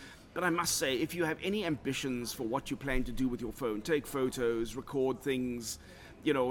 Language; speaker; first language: English; native; English